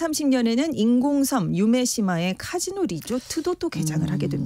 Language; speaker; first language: Korean; native; Korean